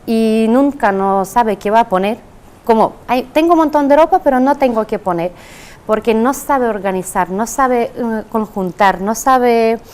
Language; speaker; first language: Spanish; non-native, fluent; Russian